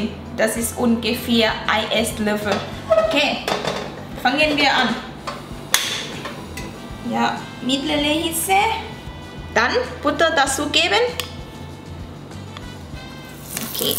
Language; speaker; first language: German; non-native, learner; Thai